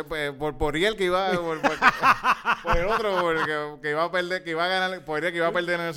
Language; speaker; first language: Spanish; native; Spanish